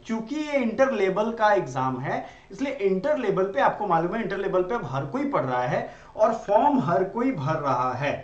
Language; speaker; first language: Hindi; native; Hindi